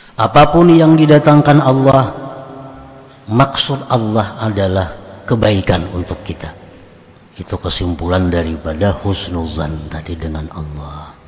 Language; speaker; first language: Indonesian; non-native, local second language; Banjar